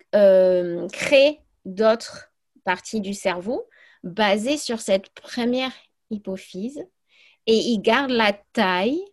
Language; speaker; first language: French; early bilingual, other home language; English